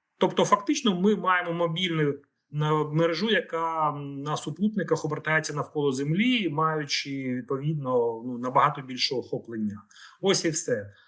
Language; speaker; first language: Ukrainian; native; Ukrainian